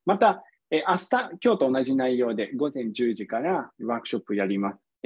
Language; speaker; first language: Japanese; non-native, fluent; English